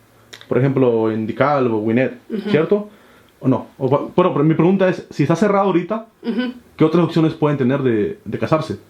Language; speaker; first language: Spanish; native; Spanish